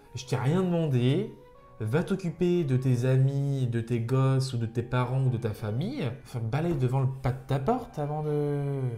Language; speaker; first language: French; native; French